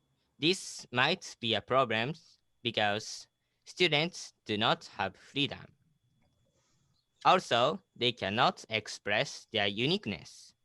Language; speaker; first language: English; non-native, learner; Japanese